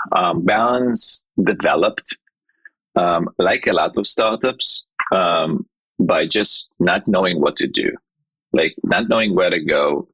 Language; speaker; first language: English; non-native, fluent; Hebrew